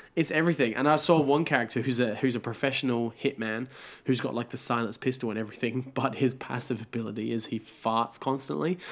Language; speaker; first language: English; native; English